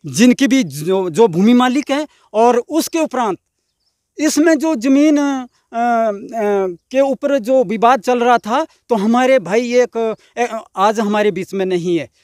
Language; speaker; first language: Hindi; non-native, local second language; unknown